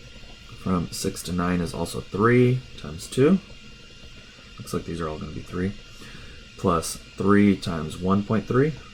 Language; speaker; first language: English; native; English